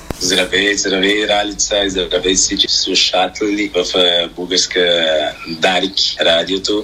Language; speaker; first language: Bulgarian; non-native, learner; Portuguese